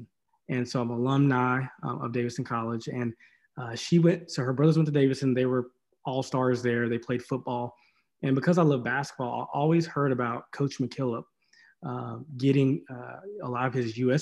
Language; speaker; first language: English; native; English